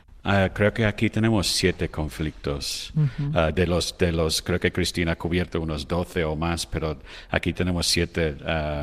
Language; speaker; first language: Spanish; non-native, fluent; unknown